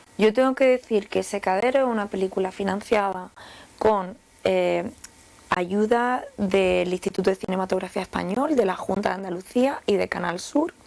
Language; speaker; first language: Spanish; native; Spanish